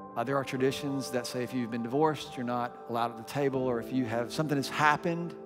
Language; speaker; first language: English; native; English